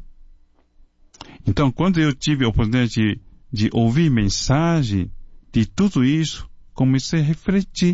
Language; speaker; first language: Portuguese; non-native, fluent; Chinese